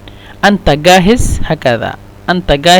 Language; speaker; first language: Arabic; non-native, fluent; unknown